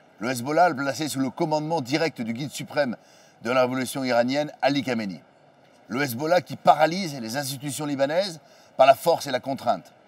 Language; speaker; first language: French; native; French